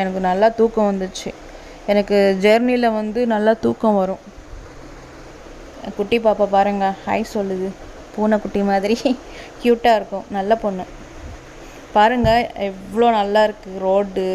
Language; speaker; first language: Tamil; non-native, local second language; Telugu